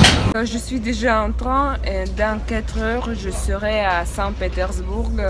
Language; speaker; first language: French; non-native, fluent; Russian